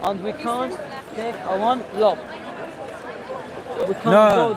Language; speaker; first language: English; non-native, learner; Arabic